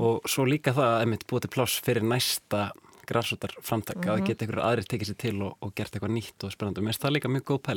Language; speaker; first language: Icelandic; native; Icelandic